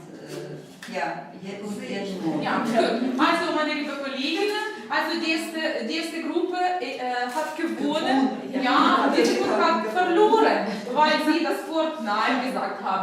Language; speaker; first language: German; non-native, fluent; Ukrainian